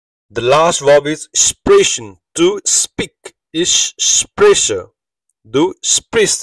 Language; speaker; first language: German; non-native, learner; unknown